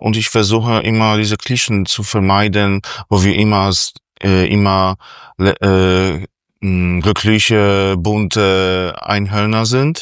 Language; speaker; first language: German; non-native, fluent; Polish